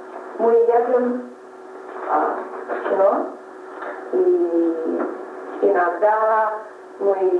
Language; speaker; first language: Russian; non-native, learner; English